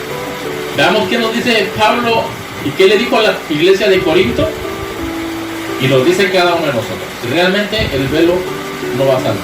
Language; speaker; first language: Spanish; native; Spanish